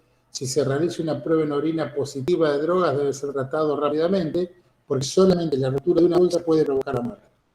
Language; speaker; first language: Spanish; native; Spanish